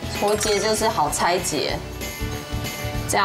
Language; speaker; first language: Chinese; native; Chinese